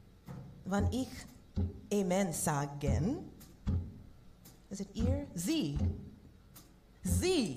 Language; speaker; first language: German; non-native, learner; English